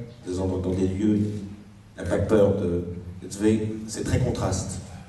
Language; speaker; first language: French; native; French